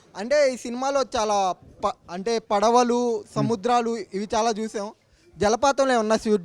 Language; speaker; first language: Telugu; native; Telugu